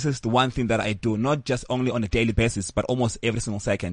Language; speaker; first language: English; non-native, local second language; Northern Sotho